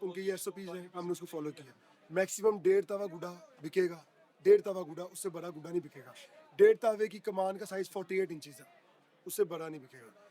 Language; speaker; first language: Urdu; non-native, local second language; Punjabi